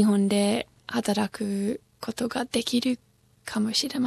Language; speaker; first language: Japanese; non-native, fluent; English